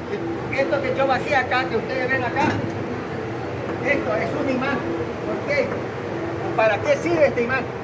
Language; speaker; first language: Spanish; native; Spanish